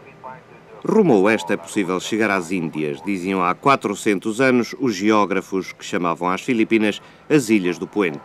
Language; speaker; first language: Portuguese; native; Portuguese